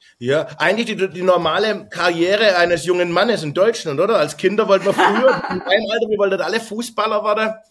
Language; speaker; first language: German; native; German